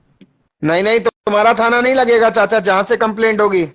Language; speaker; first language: Hindi; native; Hindi